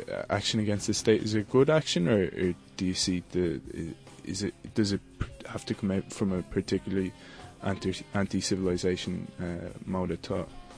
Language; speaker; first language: English; native; English